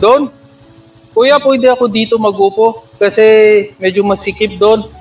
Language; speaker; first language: Filipino; non-native, learner; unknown